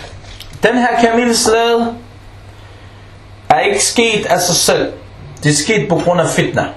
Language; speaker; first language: Danish; non-native, local second language; Arabic